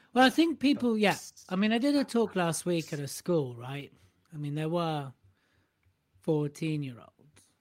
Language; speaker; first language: English; native; English